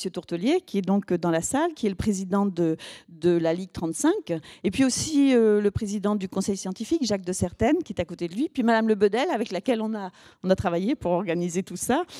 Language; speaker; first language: French; native; French